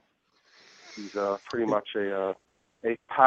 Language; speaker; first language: English; native; English